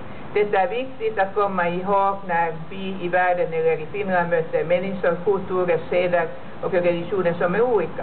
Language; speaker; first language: Swedish; non-native, local second language; Finnish